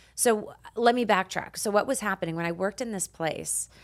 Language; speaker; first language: English; native; English